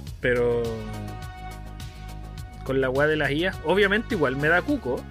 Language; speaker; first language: Spanish; native; Spanish